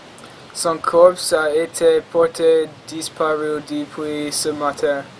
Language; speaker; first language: French; non-native, learner; English